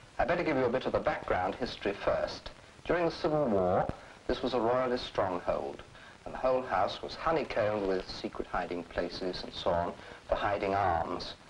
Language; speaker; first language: English; native; English